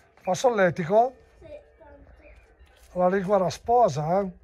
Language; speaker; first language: Italian; native; Italian